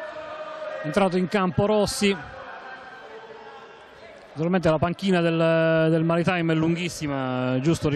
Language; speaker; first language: Italian; native; Italian